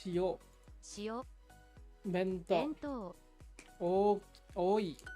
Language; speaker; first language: Japanese; non-native, learner; English